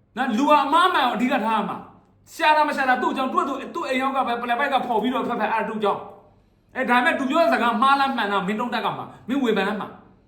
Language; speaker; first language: Burmese; native; Burmese